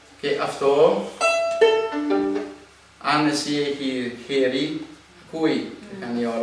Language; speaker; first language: Greek; non-native, learner; Italian